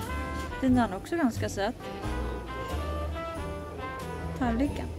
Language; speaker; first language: Swedish; non-native, learner; Japanese